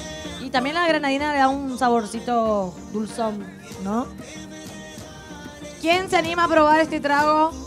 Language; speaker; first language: Spanish; native; Spanish